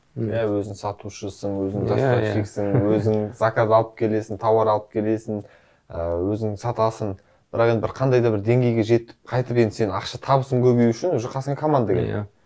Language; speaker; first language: Kazakh; native; Kazakh